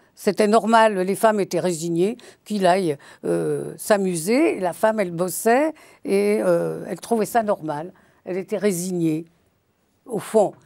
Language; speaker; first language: French; early bilingual, other home language; Yiddish